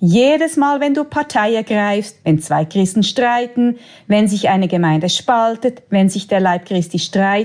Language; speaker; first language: German; native; German